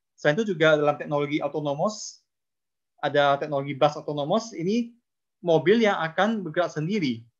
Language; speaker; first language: Indonesian; non-native, local second language; Chinese